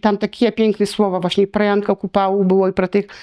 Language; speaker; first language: Polish; non-native, local second language; Belarusian